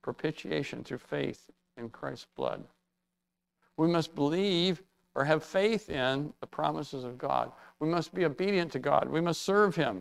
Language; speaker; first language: English; native; English